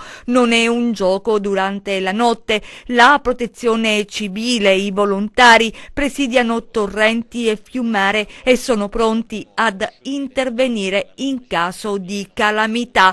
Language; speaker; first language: Italian; native; Italian